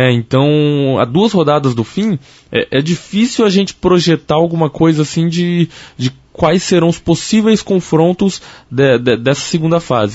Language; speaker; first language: Portuguese; native; Portuguese